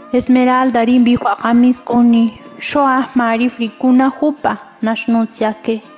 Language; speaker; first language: Spanish; non-native, local second language; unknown